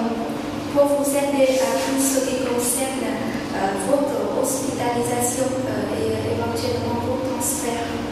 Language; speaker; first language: French; non-native, learner; Vietnamese